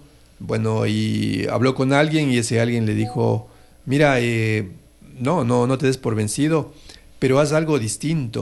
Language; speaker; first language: Spanish; native; Spanish